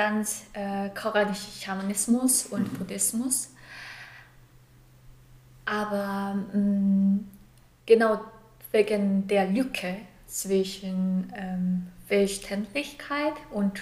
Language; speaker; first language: German; non-native, fluent; Korean